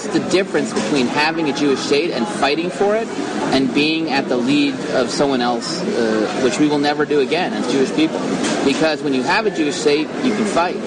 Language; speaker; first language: English; native; English